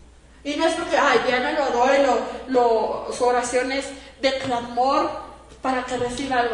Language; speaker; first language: Spanish; native; Spanish